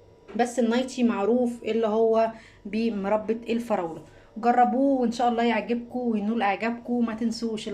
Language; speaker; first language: Arabic; native; Arabic